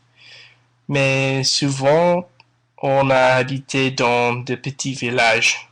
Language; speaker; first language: French; non-native, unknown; English